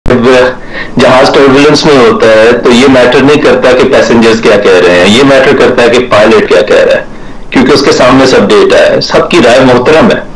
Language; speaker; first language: Urdu; native; Urdu